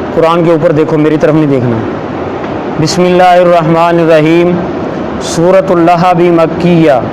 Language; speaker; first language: Urdu; non-native, local second language; Punjabi